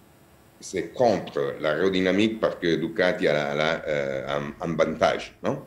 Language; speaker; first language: French; non-native, learner; Italian